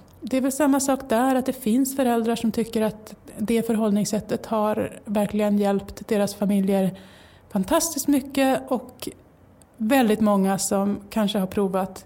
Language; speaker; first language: Swedish; native; Swedish